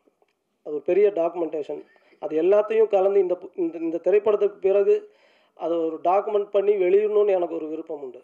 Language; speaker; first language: Tamil; native; Tamil